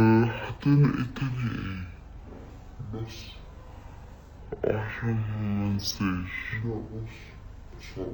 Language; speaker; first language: Arabic; native; Arabic